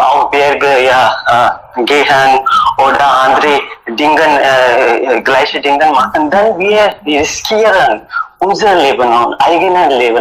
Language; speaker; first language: German; non-native, learner; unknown